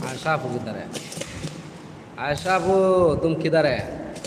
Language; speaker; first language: Hindi; non-native, learner; Bangla